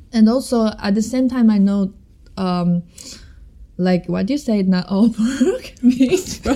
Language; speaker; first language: English; non-native, fluent; Chinese